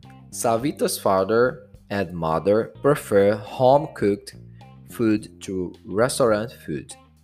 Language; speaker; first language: English; non-native, fluent; Portuguese